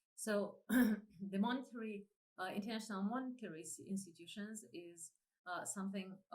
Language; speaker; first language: English; non-native, fluent; Ukrainian